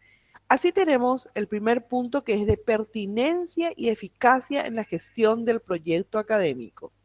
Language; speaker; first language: Spanish; native; Spanish